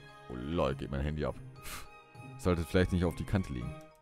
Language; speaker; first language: German; native; German